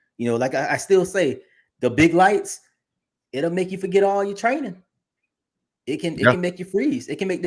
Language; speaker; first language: English; native; English